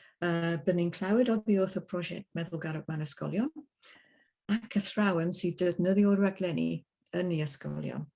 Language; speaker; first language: Welsh; non-native, learner; English